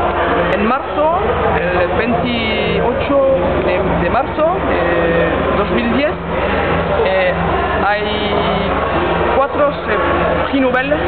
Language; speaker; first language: Spanish; non-native, learner; French